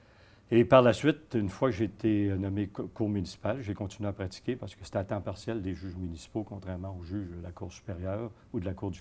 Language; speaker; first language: French; native; French